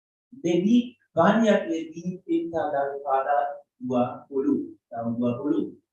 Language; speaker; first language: Indonesian; non-native, learner; German